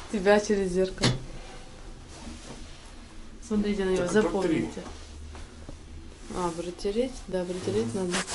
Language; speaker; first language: Russian; native; Russian